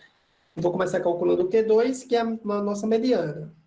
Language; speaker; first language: Portuguese; native; Portuguese